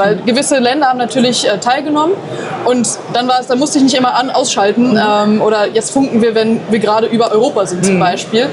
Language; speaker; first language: German; native; German